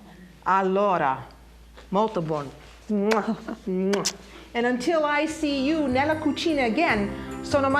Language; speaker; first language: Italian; non-native, learner; English